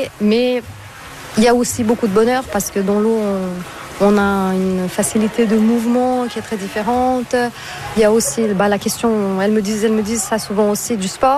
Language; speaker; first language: French; non-native, fluent; Portuguese